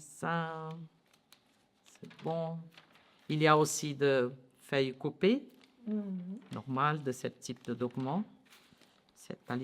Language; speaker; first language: French; non-native, learner; Portuguese